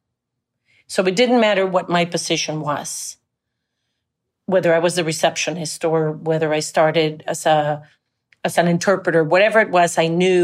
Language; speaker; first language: English; non-native, fluent; Spanish